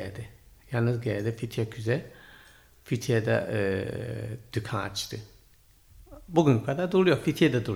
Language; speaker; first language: Turkish; non-native, learner; Chinese